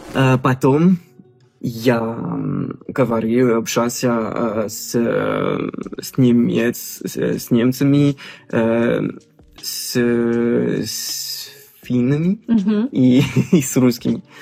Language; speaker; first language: Russian; non-native, fluent; French